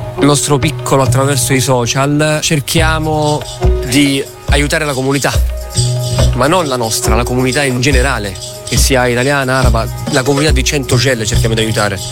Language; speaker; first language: Italian; early bilingual, other home language; Arabic